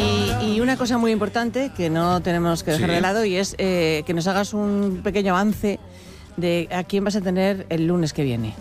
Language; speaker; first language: Spanish; native; Spanish